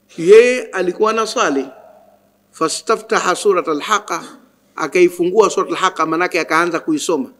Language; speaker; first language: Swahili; native; Swahili